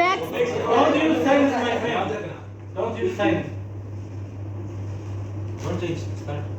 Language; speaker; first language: English; non-native, learner; Hindi